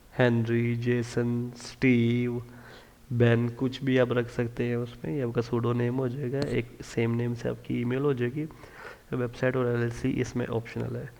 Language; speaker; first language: Urdu; non-native, local second language; Punjabi